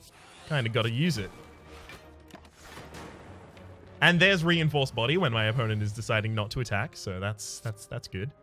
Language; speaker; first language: English; native; English